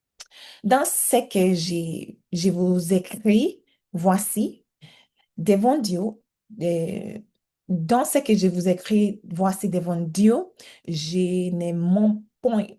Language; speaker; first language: French; non-native, learner; English